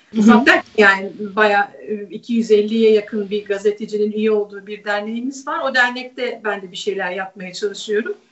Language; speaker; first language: Turkish; native; Turkish